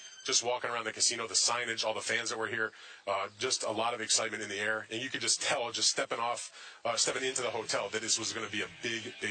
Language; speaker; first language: English; native; English